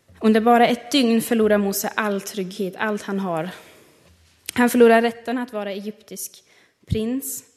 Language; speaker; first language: Swedish; non-native, fluent; German